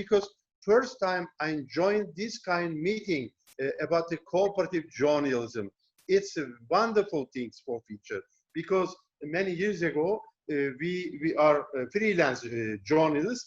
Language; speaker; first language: English; non-native, learner; Turkish